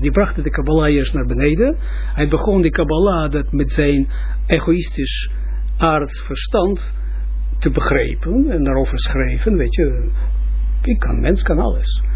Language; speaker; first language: Dutch; non-native, fluent; Russian